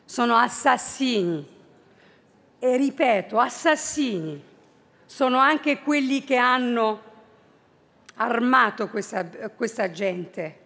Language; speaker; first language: Italian; non-native, fluent; Arabic